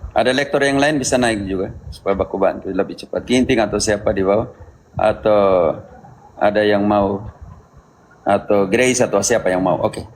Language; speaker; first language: Indonesian; native; Indonesian